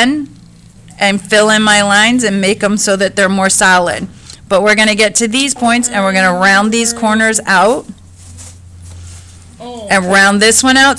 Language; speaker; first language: English; native; English